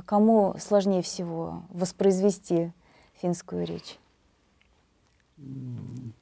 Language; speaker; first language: Russian; native; Russian